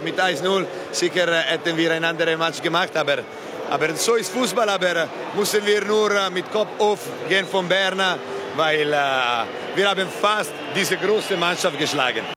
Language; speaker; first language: German; non-native, learner; Italian